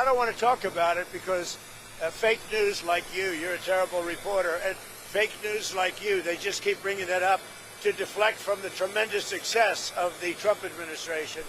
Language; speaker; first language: English; native; English